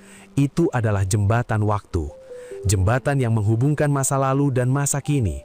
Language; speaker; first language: Indonesian; native; Indonesian